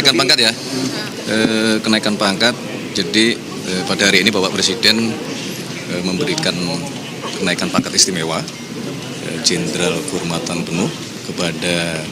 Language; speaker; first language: Indonesian; native; Indonesian